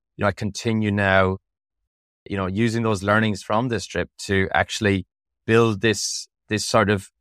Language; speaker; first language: English; native; English